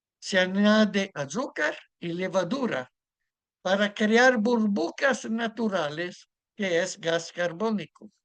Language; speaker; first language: Spanish; non-native, fluent; Italian